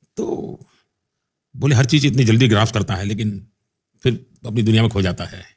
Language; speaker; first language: Hindi; non-native, local second language; Gujarati